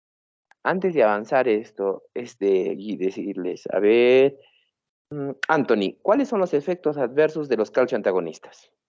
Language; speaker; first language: Spanish; native; Spanish